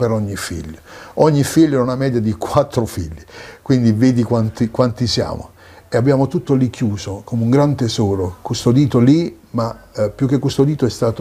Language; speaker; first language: Italian; native; Italian